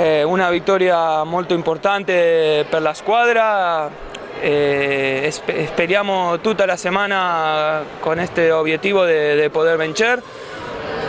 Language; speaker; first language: Italian; non-native, learner; Spanish